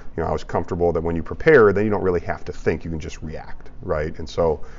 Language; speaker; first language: English; native; English